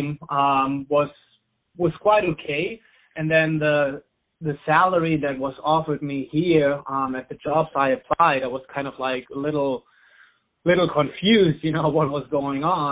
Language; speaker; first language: English; non-native, fluent; German